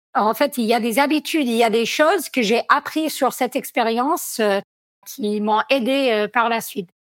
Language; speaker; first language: French; non-native, fluent; English